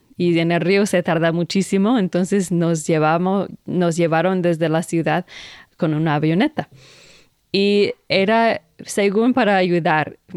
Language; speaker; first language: Spanish; non-native, fluent; English